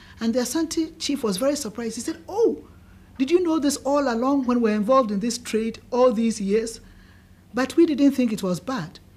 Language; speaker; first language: English; non-native, local second language; Akan